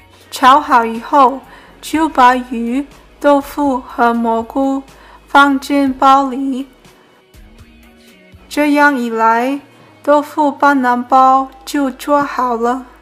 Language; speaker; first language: Chinese; early bilingual, heritage; Chinese